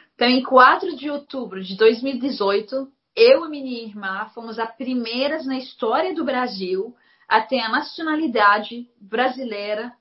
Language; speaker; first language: Portuguese; non-native, fluent; Arabic